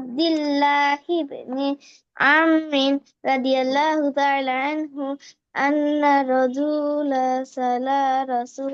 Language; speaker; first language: Arabic; non-native, learner; Bangla